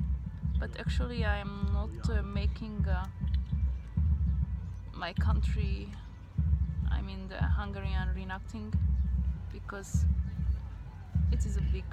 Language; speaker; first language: English; non-native, learner; Hungarian